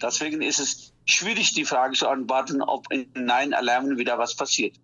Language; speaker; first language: German; non-native, fluent; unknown